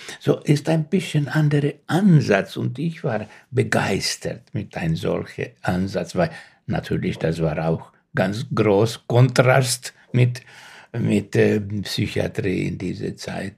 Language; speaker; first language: German; non-native, learner; Finnish